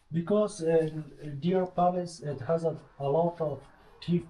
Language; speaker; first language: English; non-native, learner; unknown